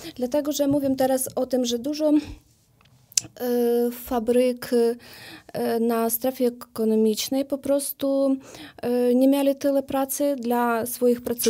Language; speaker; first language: Polish; non-native, learner; Ukrainian